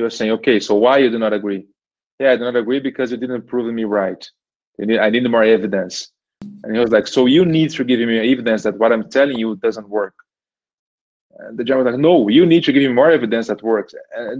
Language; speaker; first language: English; non-native, fluent; Portuguese